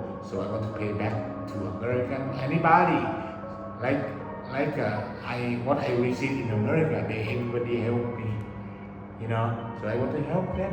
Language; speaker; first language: English; early bilingual, other home language; Thai